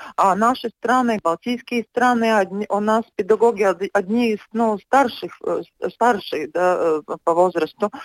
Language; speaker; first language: Russian; non-native, local second language; Latvian